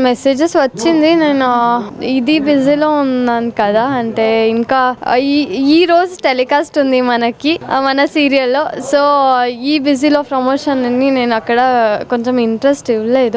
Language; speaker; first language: Telugu; non-native, learner; Kannada